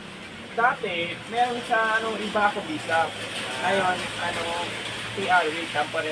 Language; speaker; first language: Filipino; non-native, learner; Punjabi